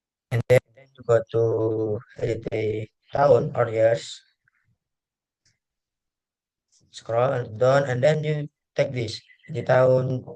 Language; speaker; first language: English; non-native, learner; Indonesian